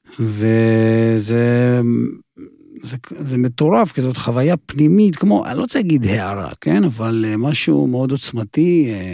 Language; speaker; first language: Hebrew; non-native, fluent; Russian